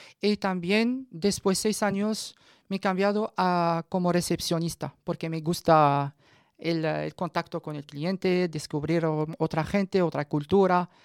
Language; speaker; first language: Spanish; non-native, learner; Arabic